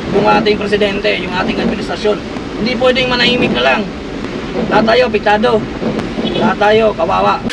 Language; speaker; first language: Filipino; non-native, local second language; Cebuano